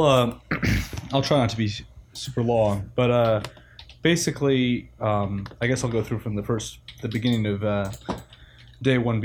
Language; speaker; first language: English; native; English